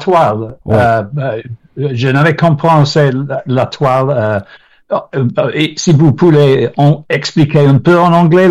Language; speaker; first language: French; non-native, learner; English